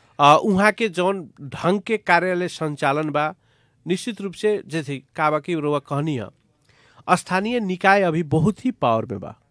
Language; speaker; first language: Bhojpuri; native; Bhojpuri